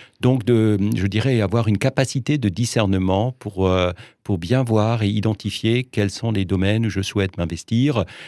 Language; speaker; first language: French; non-native, local second language; Swiss German